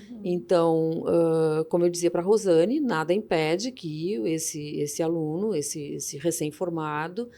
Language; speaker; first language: Portuguese; native; Portuguese